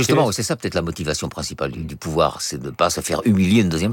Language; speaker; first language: French; native; French